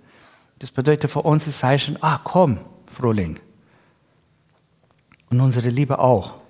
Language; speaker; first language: German; non-native, learner; Persian